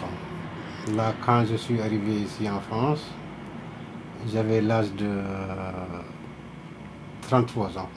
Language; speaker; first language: French; non-native, local second language; Fula